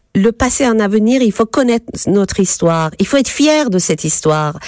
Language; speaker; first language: French; non-native, fluent; Persian